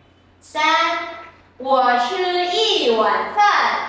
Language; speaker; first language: Chinese; non-native, fluent; Vietnamese